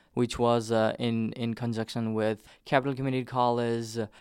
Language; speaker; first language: English; non-native, fluent; Nepali